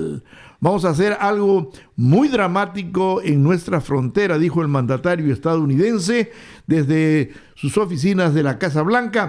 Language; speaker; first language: Spanish; native; Spanish